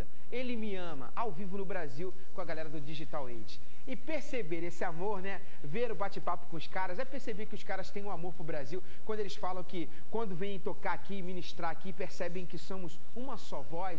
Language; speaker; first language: Portuguese; native; Portuguese